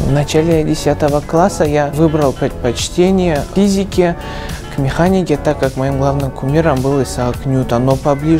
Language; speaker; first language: Russian; native; Russian